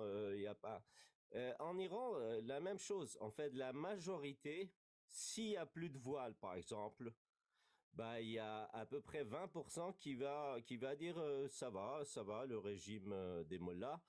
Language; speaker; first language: French; non-native, fluent; Kurdish